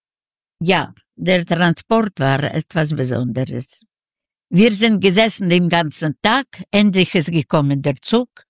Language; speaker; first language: German; non-native, learner; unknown